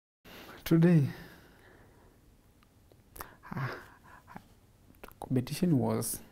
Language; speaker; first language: English; non-native, local second language; Kamba